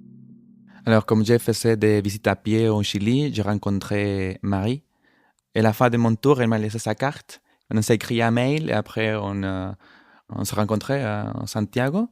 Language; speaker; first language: French; non-native, fluent; Spanish